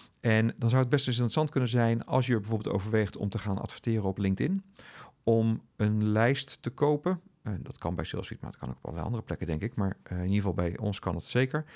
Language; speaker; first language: Dutch; native; Dutch